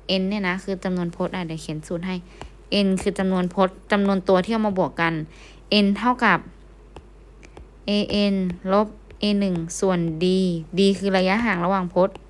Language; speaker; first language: Thai; native; Thai